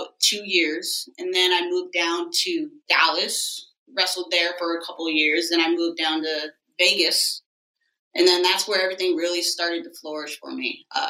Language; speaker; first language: English; native; English